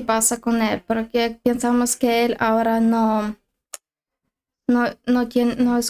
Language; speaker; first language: Spanish; non-native, learner; Ukrainian